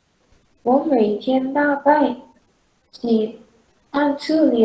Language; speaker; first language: Chinese; non-native, learner; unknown